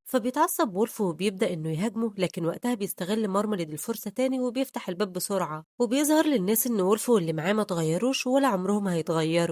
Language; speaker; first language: Arabic; native; Arabic